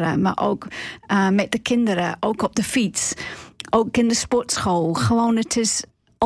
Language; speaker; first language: Dutch; non-native, fluent; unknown